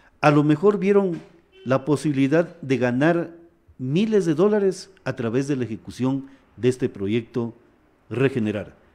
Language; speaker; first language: Spanish; native; Spanish